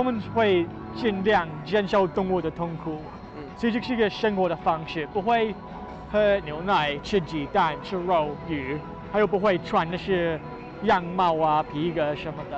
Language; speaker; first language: Chinese; non-native, learner; English